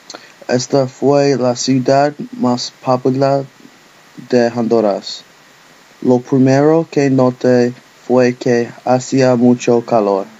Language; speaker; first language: Spanish; non-native, learner; English